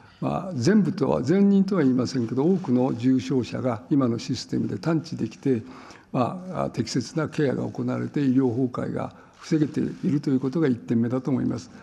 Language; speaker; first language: Japanese; native; Japanese